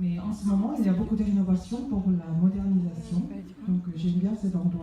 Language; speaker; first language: French; non-native, fluent; Korean